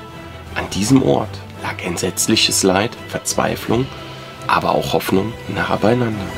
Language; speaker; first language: German; native; German